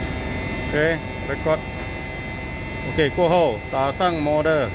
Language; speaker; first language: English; non-native, local second language; Chinese